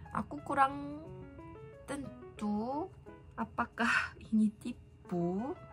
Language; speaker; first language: Indonesian; non-native, learner; Korean